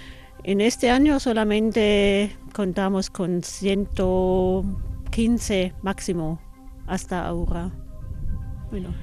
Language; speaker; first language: Spanish; non-native, fluent; German